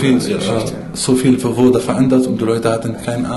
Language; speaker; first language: German; non-native, fluent; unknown